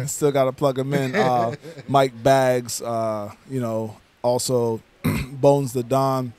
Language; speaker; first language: English; native; English